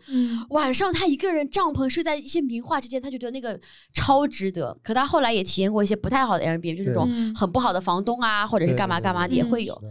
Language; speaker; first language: Chinese; native; Chinese